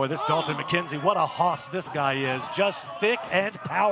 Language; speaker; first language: English; native; English